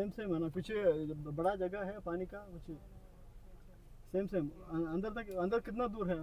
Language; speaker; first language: Hindi; non-native, local second language; Malayalam